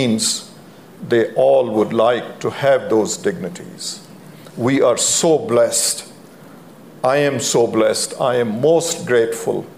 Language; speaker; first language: English; non-native, local second language; Punjabi